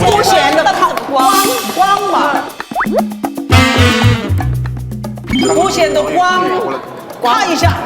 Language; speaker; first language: Chinese; non-native, learner; Korean